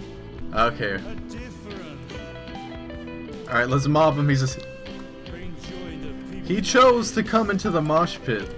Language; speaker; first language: English; native; English